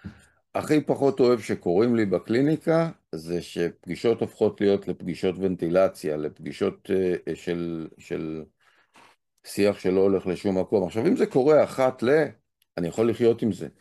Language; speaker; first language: Hebrew; native; Hebrew